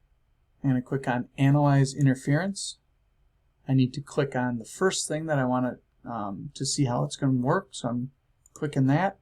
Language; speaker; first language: English; native; English